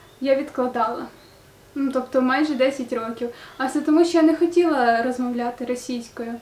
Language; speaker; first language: Ukrainian; native; Ukrainian